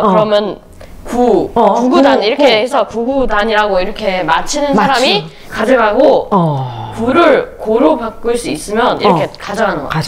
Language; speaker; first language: Korean; early bilingual, other home language; English